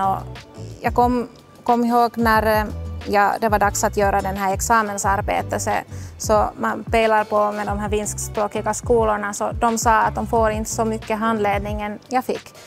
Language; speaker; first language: Swedish; non-native, local second language; Finnish